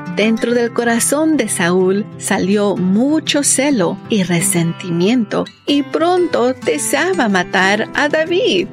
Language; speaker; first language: Spanish; native; Spanish